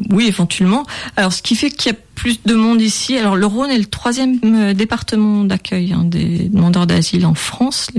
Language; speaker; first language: French; native; French